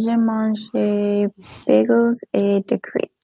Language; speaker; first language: French; non-native, learner; English